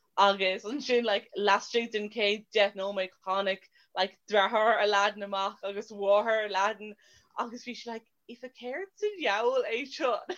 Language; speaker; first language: Irish; non-native, local second language; English